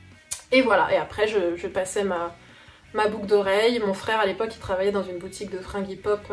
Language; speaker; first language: French; native; French